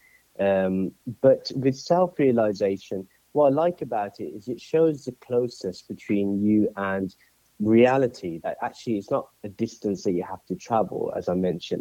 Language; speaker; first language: English; native; English